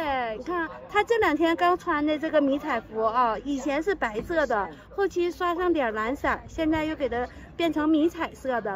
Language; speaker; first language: Chinese; native; Chinese